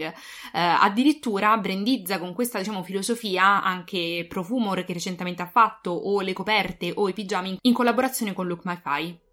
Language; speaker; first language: Italian; native; Italian